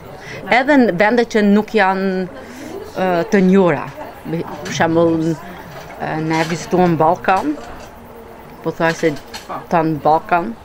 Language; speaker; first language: Albanian; early bilingual, heritage; Albanian